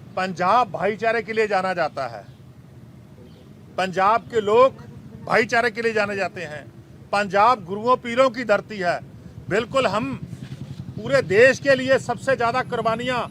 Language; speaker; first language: Hindi; non-native, local second language; Punjabi